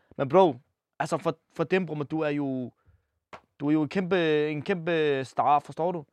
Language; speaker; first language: Danish; early bilingual, other home language; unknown